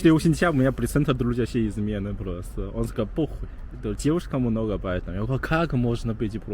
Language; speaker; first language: Russian; non-native, learner; Chinese